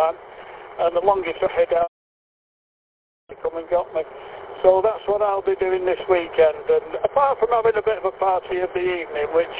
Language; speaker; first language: English; native; English